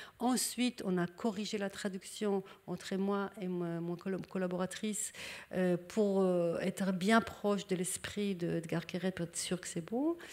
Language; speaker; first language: French; non-native, fluent; Hebrew